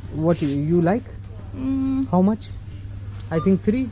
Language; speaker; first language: English; non-native, learner; Hindi